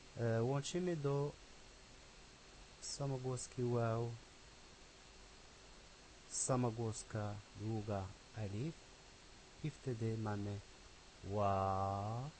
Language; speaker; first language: Polish; non-native, learner; Arabic